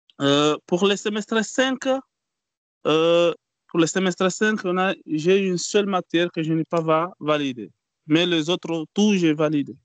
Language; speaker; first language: French; non-native, learner; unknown